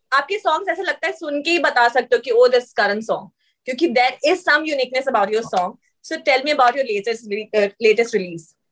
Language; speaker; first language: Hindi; native; Hindi